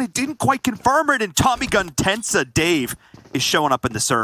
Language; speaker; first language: English; native; English